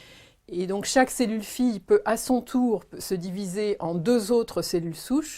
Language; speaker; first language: French; native; French